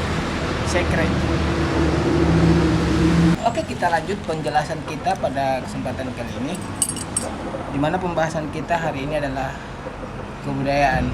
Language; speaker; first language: Indonesian; native; Indonesian